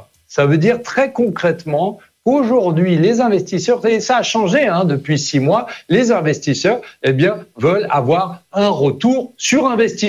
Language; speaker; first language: French; native; French